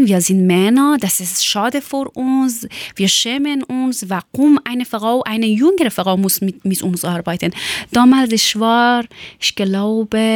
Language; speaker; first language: German; non-native, learner; Persian